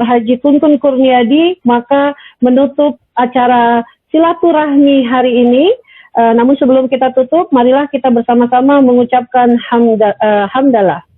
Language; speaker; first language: Indonesian; native; Indonesian